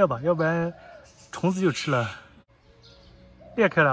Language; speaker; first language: Chinese; native; Chinese